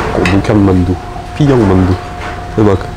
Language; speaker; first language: Korean; non-native, learner; French